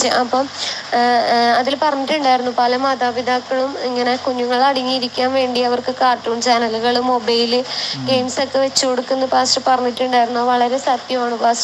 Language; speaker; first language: Malayalam; native; Malayalam